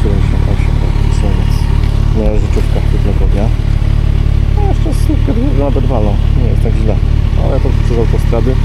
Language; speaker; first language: Polish; native; Polish